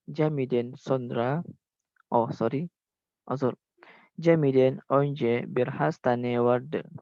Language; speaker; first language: Turkish; non-native, learner; Indonesian